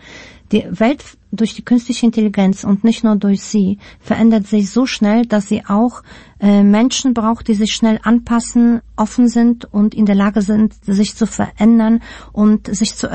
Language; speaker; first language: German; early bilingual, other home language; Polish